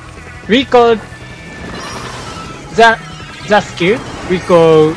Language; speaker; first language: English; non-native, learner; Japanese